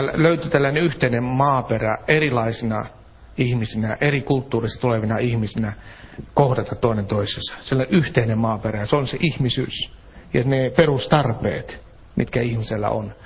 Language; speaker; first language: Finnish; native; Finnish